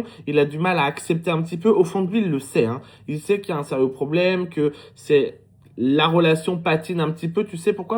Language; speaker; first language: French; native; French